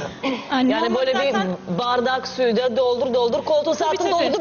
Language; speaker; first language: Turkish; non-native, learner; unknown